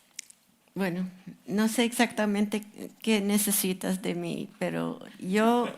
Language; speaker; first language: Spanish; non-native, fluent; English